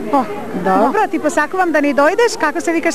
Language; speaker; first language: Macedonian; native; Macedonian